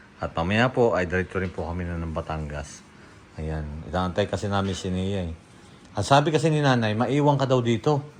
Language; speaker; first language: Filipino; native; Filipino